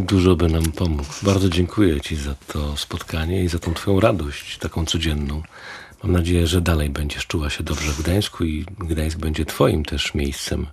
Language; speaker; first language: Polish; native; Polish